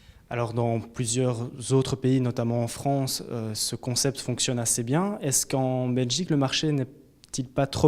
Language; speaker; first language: French; native; French